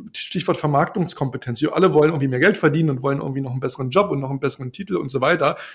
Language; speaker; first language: German; native; German